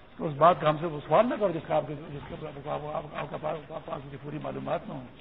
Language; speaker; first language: Urdu; non-native, local second language; Pashto